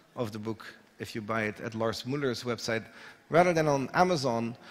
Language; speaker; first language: English; non-native, fluent; Dutch